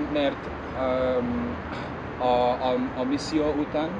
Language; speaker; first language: Hungarian; non-native, learner; English